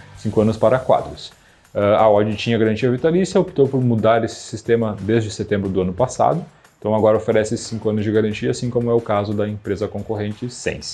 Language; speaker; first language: Portuguese; native; Portuguese